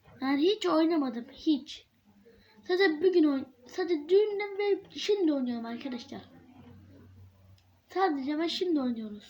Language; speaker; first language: Turkish; early bilingual, heritage; Turkish